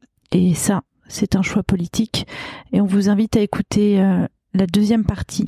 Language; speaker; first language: French; native; French